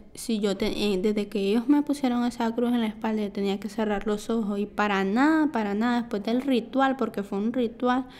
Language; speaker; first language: Spanish; native; Spanish